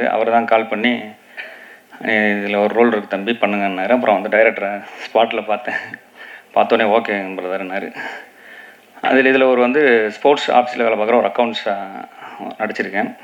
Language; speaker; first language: Tamil; native; Tamil